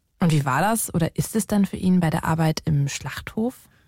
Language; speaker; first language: German; native; German